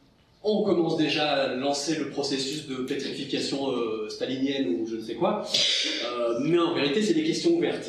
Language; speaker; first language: French; native; French